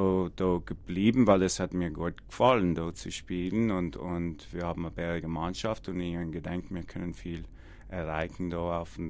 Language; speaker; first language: German; non-native, learner; English